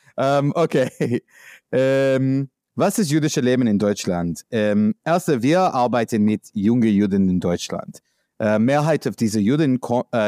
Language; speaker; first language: German; non-native, learner; English